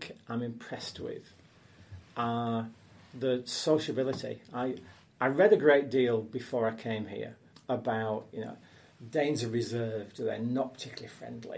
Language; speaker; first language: English; native; English